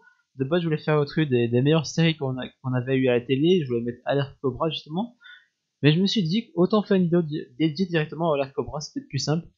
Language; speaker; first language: French; native; French